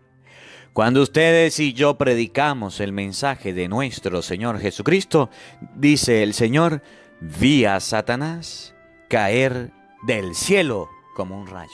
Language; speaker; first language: Spanish; native; Spanish